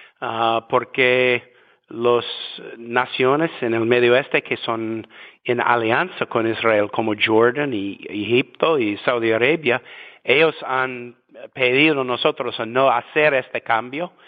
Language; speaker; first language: Spanish; non-native, fluent; English